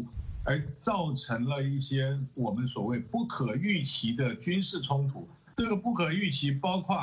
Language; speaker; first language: Chinese; native; Chinese